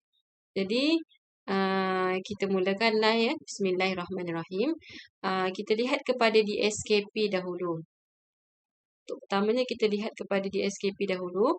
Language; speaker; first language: Malay; native; Malay